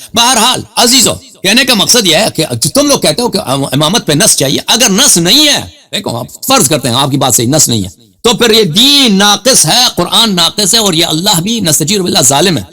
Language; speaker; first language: Urdu; non-native, fluent; Persian